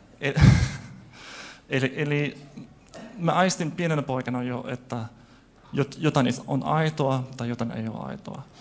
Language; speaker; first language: Finnish; non-native, fluent; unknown